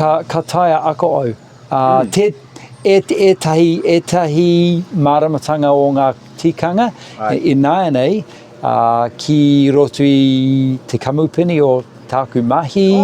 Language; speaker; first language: Māori; non-native, local second language; English